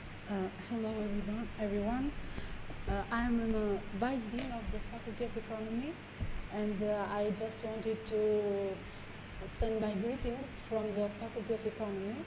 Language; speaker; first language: English; non-native, fluent; Albanian